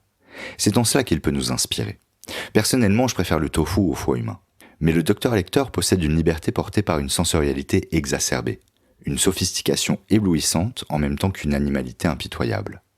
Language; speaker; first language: French; native; French